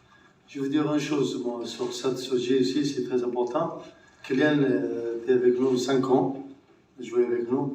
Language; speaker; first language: French; non-native, learner; Arabic